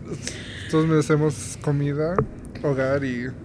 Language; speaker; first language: Spanish; native; Spanish